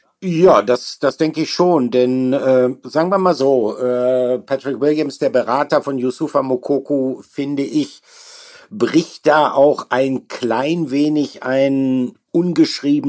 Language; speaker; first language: German; native; German